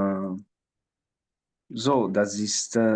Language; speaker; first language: German; non-native, learner; Portuguese